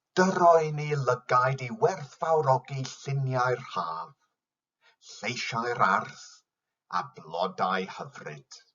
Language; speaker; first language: Welsh; non-native, local second language; English